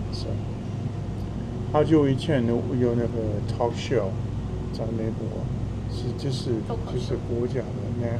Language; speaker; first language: Chinese; non-native, fluent; English